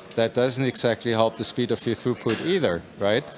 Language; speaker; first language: English; non-native, fluent; German